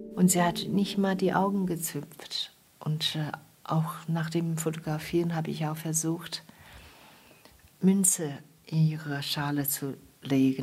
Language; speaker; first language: German; non-native, fluent; Chinese